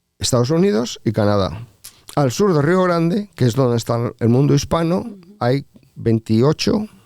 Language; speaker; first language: Spanish; native; Spanish